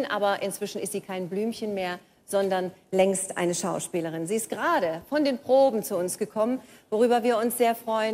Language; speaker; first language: German; native; German